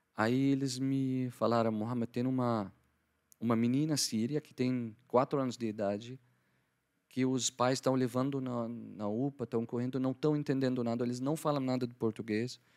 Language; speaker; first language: Portuguese; non-native, fluent; Arabic